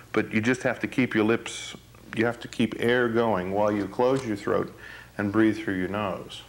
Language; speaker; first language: English; native; English